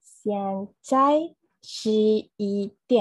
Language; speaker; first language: Chinese; non-native, learner; Malay